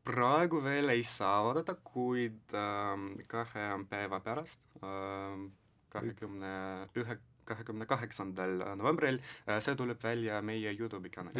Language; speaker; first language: Estonian; non-native, local second language; Russian